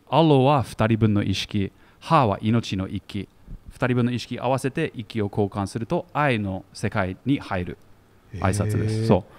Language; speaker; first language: Japanese; non-native, fluent; English